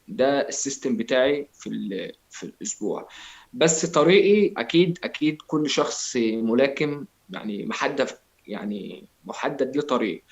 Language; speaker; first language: Arabic; native; Arabic